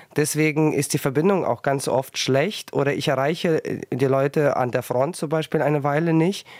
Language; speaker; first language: German; early bilingual, other home language; Russian